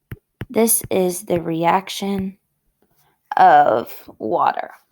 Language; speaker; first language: English; native; English